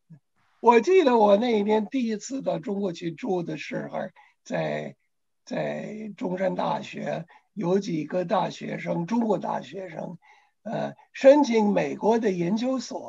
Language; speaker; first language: Chinese; non-native, fluent; English